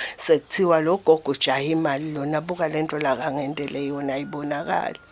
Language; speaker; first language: Zulu; non-native, local second language; Swati